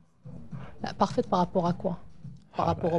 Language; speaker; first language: French; native; French